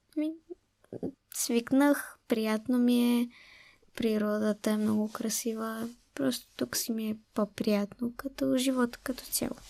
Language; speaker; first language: Bulgarian; early bilingual, heritage; Bulgarian